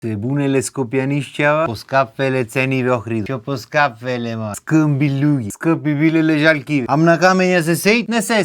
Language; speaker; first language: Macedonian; native; Macedonian